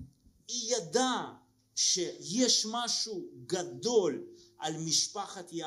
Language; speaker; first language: Hebrew; non-native, fluent; Russian